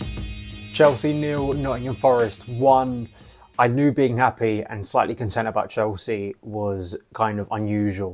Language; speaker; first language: English; native; English